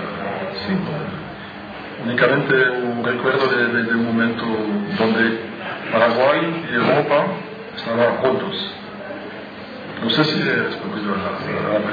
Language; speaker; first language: Spanish; non-native, fluent; French